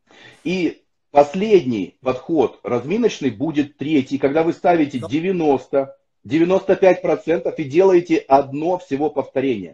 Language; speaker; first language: Russian; native; Russian